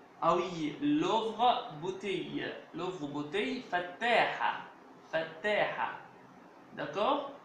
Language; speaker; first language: French; non-native, fluent; Arabic